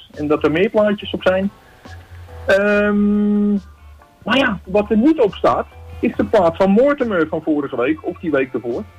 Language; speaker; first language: Dutch; native; Dutch